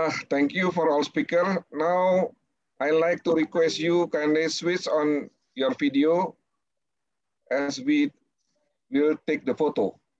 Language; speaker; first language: English; non-native, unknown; Indonesian